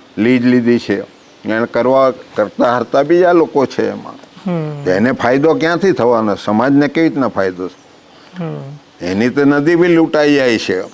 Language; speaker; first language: Gujarati; non-native, local second language; Vasavi